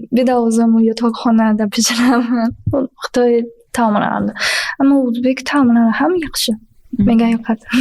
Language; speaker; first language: Uzbek; non-native, learner; Chinese